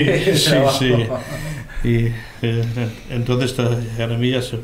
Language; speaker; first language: Spanish; non-native, fluent; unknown